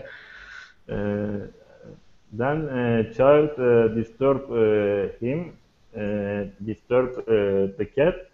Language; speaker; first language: English; non-native, learner; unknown